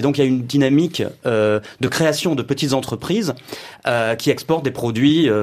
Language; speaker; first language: French; native; French